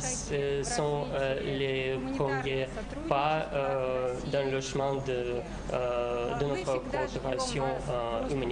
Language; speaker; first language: French; non-native, fluent; Russian